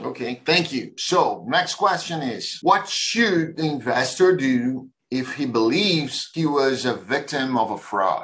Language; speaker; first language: English; non-native, fluent; Portuguese